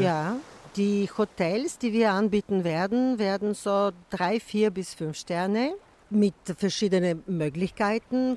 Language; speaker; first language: German; non-native, fluent; Bulgarian